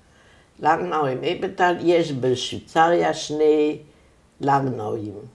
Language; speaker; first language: Hebrew; non-native, fluent; German